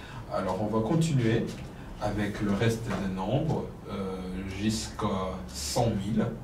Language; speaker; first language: French; non-native, fluent; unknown